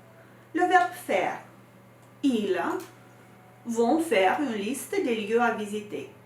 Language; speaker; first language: French; non-native, fluent; Romanian